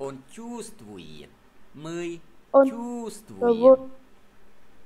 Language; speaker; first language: Russian; non-native, fluent; Vietnamese